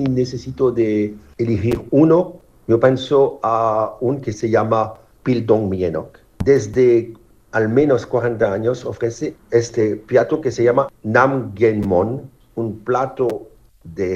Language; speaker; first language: Spanish; non-native, fluent; French